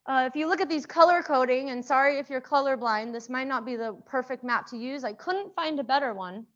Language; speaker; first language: English; early bilingual, other home language; Persian